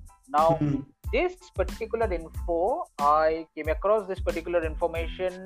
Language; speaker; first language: English; non-native, local second language; Bangla